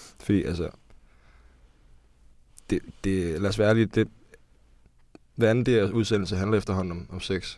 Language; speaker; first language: Danish; native; Danish